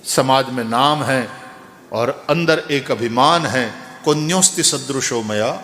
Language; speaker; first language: Hindi; non-native, local second language; Gujarati